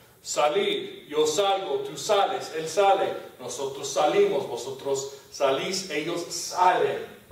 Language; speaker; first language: Spanish; non-native, fluent; English